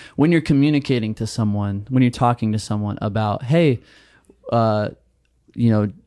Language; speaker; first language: English; native; English